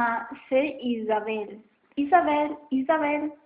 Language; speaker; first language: French; non-native, learner; Spanish